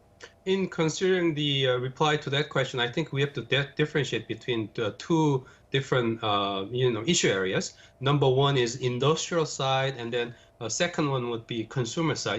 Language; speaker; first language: English; non-native, fluent; Korean